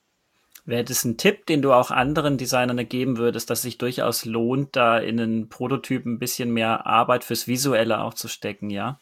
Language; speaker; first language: German; native; German